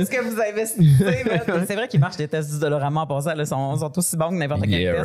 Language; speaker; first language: French; native; French